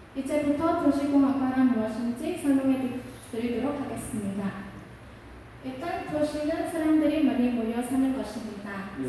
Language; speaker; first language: Korean; non-native, local second language; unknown